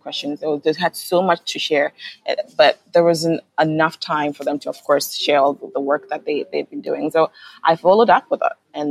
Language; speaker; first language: English; non-native, local second language; Akan